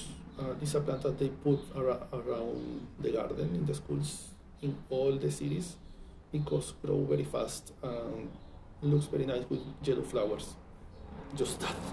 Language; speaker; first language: English; non-native, fluent; Spanish